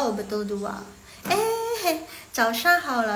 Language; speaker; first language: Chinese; non-native, fluent; Indonesian